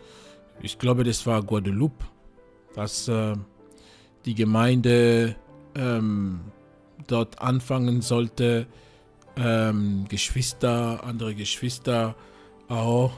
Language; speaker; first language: German; non-native, fluent; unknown